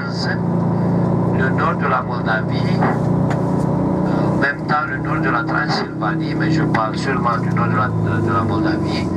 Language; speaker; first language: French; non-native, fluent; Romanian